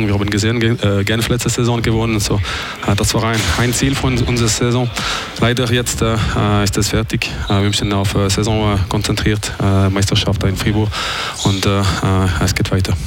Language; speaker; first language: German; non-native, local second language; French